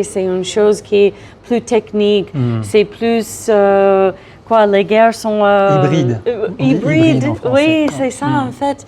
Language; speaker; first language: French; non-native, fluent; English